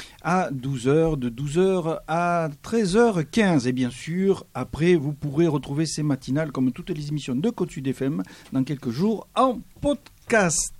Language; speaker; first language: French; native; French